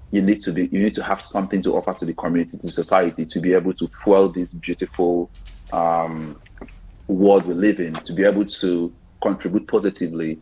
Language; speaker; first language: English; non-native, local second language; Igbo